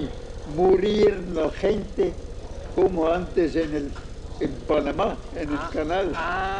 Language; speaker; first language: Spanish; non-native, fluent; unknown